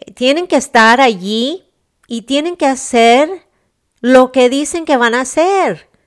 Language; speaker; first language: Spanish; early bilingual, heritage; Spanish